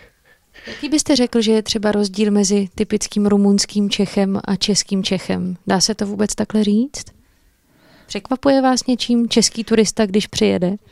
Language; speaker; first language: Czech; native; Czech